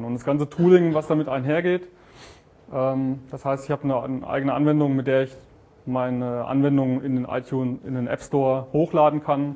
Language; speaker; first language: German; native; German